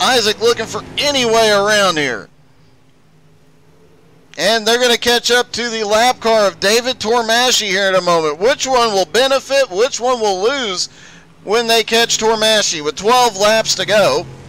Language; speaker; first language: English; native; English